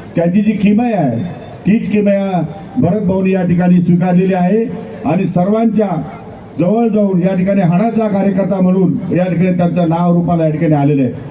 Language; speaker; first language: Marathi; native; Marathi